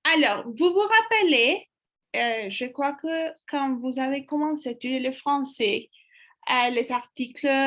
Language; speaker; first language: French; non-native, fluent; Spanish